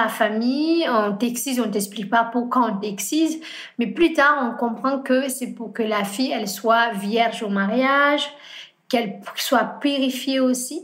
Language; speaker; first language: French; non-native, fluent; Fula